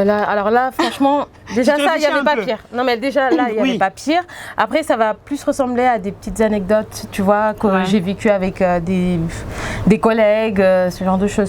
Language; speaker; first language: French; native; French